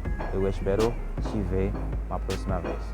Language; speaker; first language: Portuguese; non-native, fluent; Haitian Creole